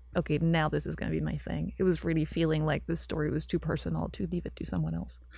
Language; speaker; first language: English; non-native, fluent; French